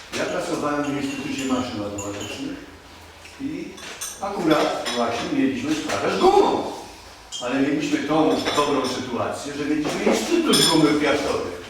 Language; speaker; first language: Polish; native; Polish